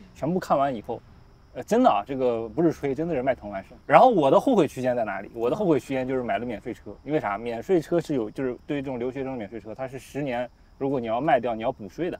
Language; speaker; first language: Chinese; native; Chinese